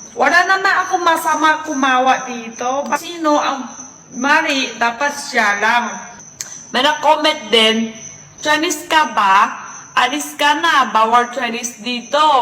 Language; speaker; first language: Filipino; non-native, learner; Chinese